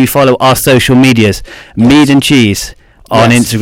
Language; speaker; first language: English; native; English